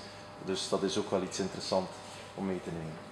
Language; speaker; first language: Dutch; native; Dutch